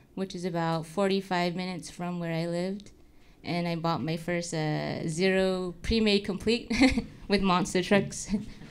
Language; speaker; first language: English; native; English